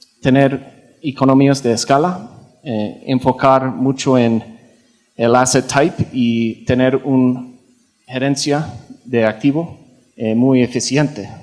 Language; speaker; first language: Spanish; non-native, fluent; English